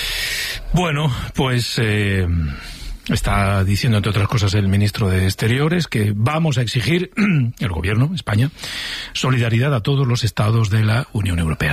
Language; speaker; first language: Spanish; native; Spanish